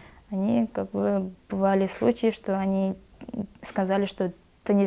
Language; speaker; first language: Russian; non-native, local second language; Kyrgyz